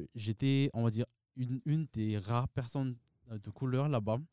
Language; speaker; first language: French; non-native, local second language; Malagasy